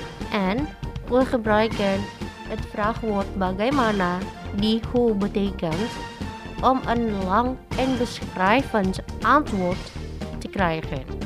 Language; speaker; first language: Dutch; non-native, learner; Indonesian